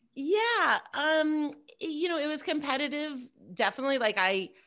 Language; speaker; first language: English; native; English